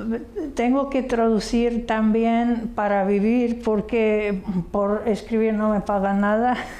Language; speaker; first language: Spanish; non-native, fluent; Hungarian